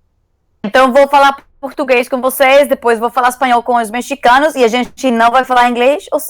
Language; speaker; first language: Portuguese; non-native, learner; Spanish